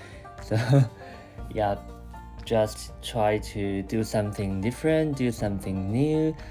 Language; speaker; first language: English; non-native, fluent; Chinese